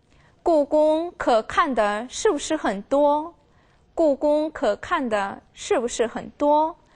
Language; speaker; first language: Chinese; non-native, fluent; Korean